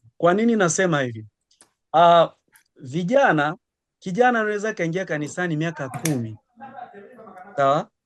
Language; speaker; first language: Swahili; native; Swahili